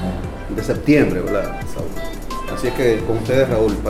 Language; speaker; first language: Spanish; native; Spanish